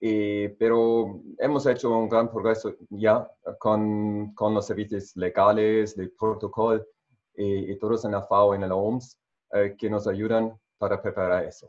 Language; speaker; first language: Spanish; non-native, fluent; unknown